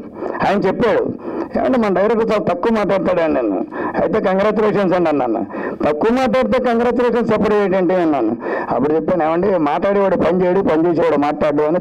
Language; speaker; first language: Telugu; native; Telugu